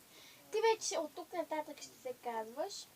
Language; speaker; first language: Bulgarian; non-native, local second language; Turkish